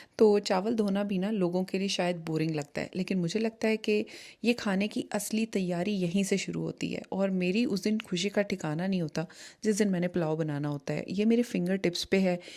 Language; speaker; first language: Urdu; native; Urdu